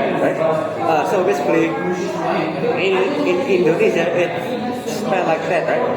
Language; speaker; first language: English; non-native, fluent; Indonesian